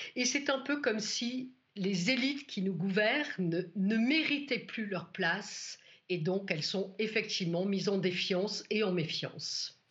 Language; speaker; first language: French; native; French